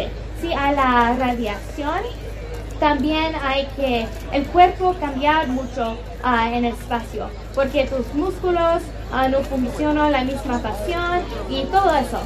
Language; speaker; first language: Spanish; non-native, learner; English